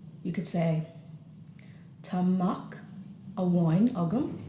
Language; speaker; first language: Irish; non-native, fluent; English